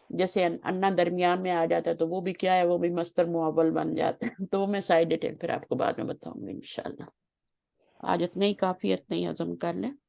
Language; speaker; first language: Urdu; native; Urdu